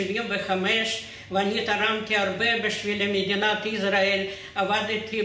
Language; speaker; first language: Hebrew; non-native, fluent; Russian